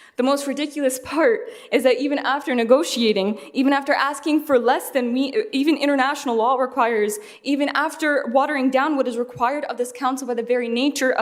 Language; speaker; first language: English; early bilingual, other home language; Arabic